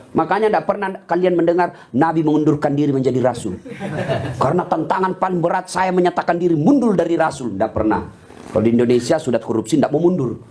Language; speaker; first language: Indonesian; non-native, local second language; Buginese